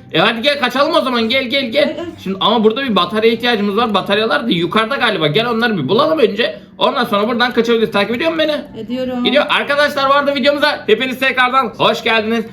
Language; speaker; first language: Turkish; native; Turkish